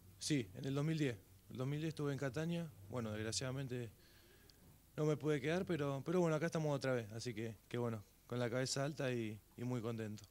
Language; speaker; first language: Spanish; native; Spanish